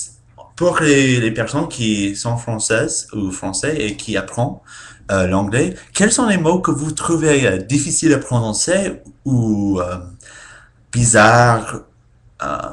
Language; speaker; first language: French; non-native, fluent; English